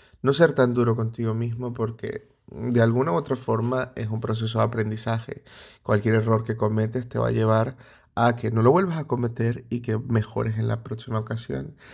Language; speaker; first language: Spanish; native; Spanish